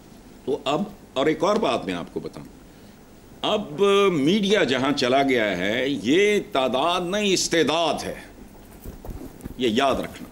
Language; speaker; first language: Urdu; non-native, local second language; Punjabi